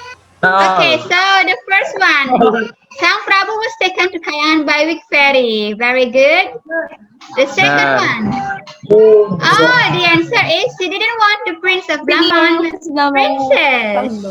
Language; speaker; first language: English; non-native, fluent; Indonesian